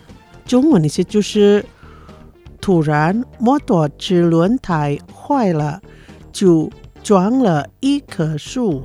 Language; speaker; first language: Chinese; non-native, fluent; Indonesian